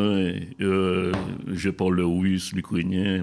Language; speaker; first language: French; native; French